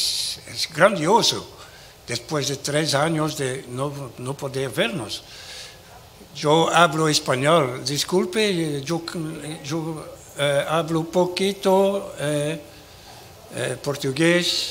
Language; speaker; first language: Spanish; non-native, learner; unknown